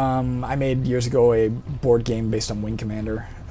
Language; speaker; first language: English; native; English